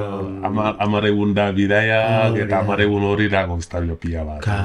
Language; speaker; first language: Basque; non-native, learner; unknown